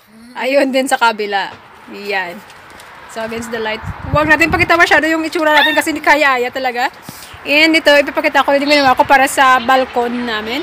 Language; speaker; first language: Filipino; non-native, local second language; Hiligaynon